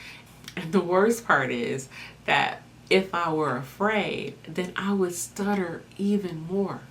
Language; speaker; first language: English; native; English